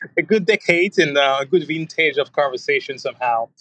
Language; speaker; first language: English; non-native, fluent; French